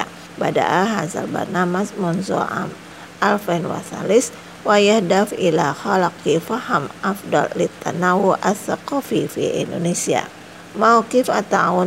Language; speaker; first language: Arabic; non-native, fluent; Indonesian